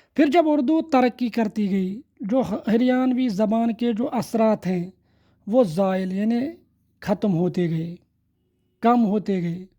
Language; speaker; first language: Urdu; non-native, local second language; Kashmiri